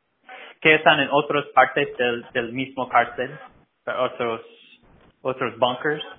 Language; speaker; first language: Spanish; non-native, fluent; English